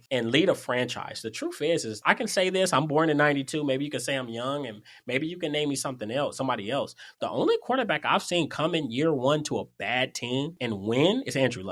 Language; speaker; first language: English; native; English